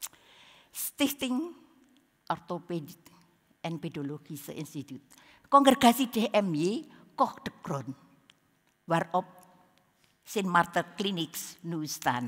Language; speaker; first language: Dutch; non-native, learner; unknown